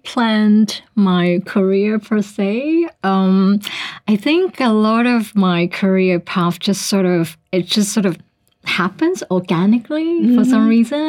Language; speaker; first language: English; non-native, local second language; Cantonese